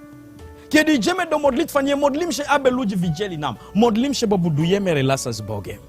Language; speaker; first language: Polish; non-native, learner; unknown